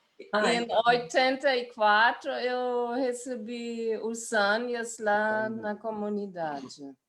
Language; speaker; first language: Portuguese; non-native, fluent; German